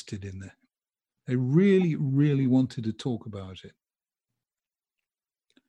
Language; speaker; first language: English; native; English